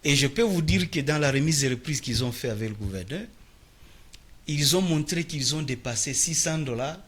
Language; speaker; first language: French; non-native, local second language; Swahili